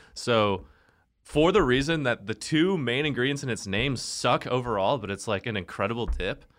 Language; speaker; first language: English; native; English